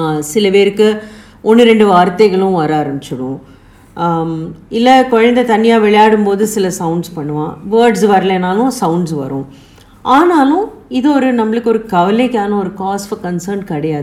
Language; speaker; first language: Tamil; native; Tamil